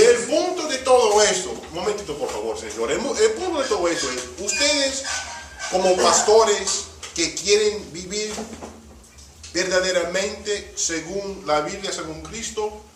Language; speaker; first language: Spanish; early bilingual, heritage; Spanish